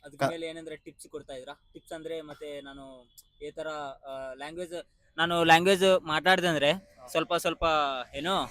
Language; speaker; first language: Kannada; non-native, local second language; Telugu